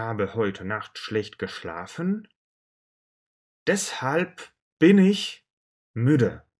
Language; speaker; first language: German; non-native, learner; Russian